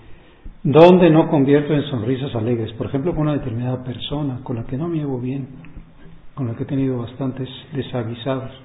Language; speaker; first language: Spanish; native; Spanish